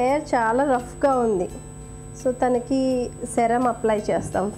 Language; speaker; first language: Telugu; native; Telugu